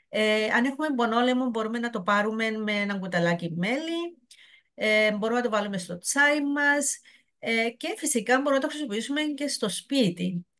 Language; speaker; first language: Greek; native; Greek